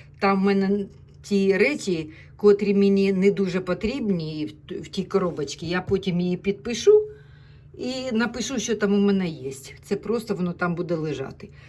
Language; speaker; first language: Ukrainian; non-native, local second language; Russian